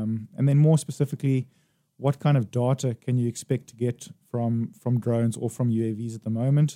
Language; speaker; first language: English; native; English